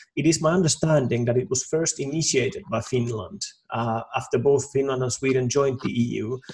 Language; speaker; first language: English; non-native, fluent; Finnish